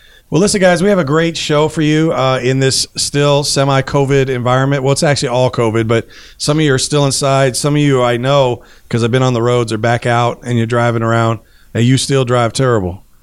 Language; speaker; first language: English; native; English